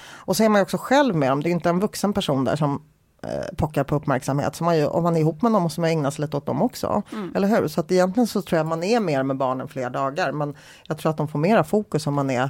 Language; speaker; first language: Swedish; early bilingual, other home language; Polish